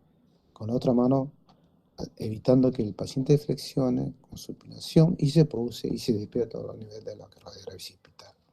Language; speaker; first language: Spanish; native; Spanish